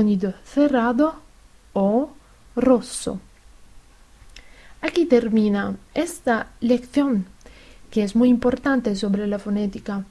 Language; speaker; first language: Spanish; non-native, fluent; Italian